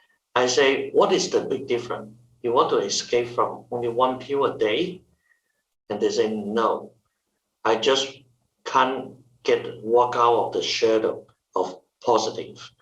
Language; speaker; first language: English; non-native, fluent; Chinese